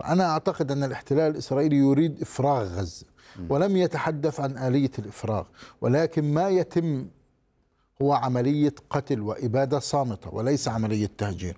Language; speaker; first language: Arabic; native; Arabic